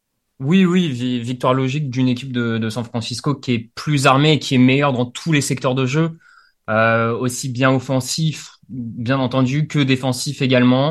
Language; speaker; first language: French; native; French